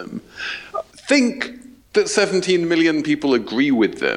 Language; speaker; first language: English; native; English